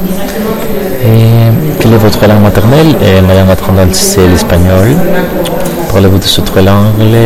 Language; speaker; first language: French; non-native, learner; Spanish